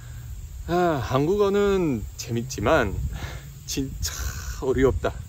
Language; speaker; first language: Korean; non-native, learner; English